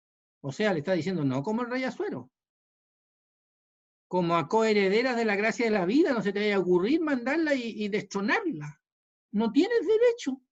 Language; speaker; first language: Spanish; native; Spanish